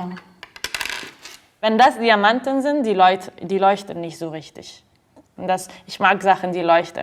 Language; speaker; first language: German; non-native, fluent; Arabic